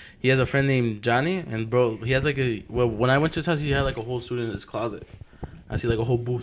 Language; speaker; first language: English; early bilingual, other home language; Spanish